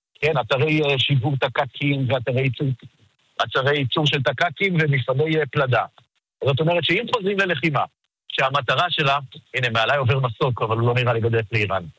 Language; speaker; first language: Hebrew; native; Hebrew